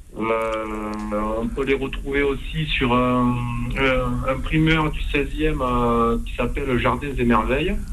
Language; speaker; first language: French; native; French